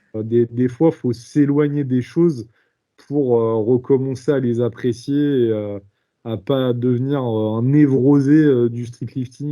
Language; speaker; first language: French; native; French